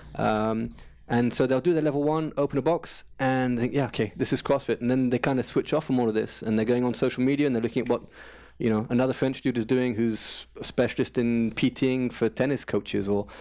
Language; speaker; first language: English; native; English